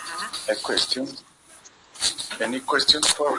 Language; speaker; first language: English; non-native, learner; Spanish